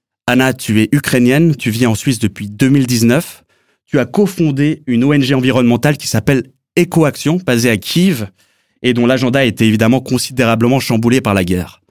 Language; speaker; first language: French; native; French